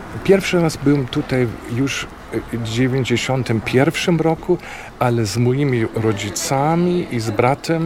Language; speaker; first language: Polish; non-native, fluent; German